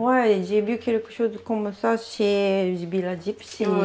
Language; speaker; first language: French; non-native, learner; Japanese